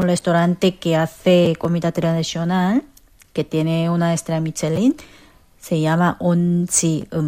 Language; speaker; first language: Spanish; non-native, fluent; Korean